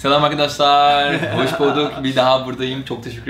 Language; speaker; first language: Turkish; non-native, fluent; Portuguese